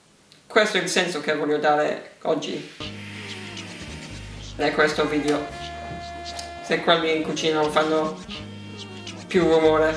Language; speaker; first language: Italian; early bilingual, heritage; English